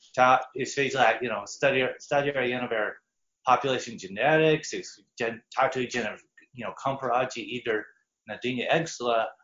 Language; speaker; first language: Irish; non-native, fluent; English